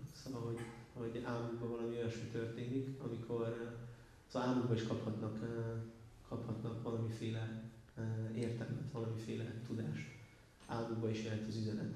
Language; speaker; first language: Hungarian; native; Hungarian